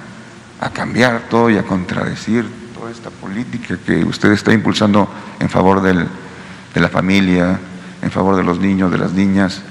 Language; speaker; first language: Spanish; native; Spanish